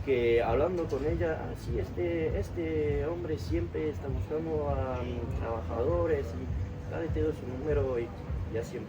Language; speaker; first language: Spanish; non-native, fluent; French